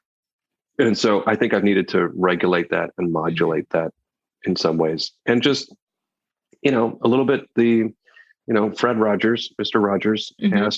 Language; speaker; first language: English; native; English